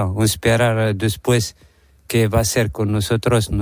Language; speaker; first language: Spanish; non-native, learner; Arabic